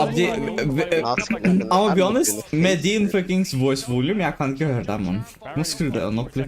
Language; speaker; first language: Norwegian; native; Norwegian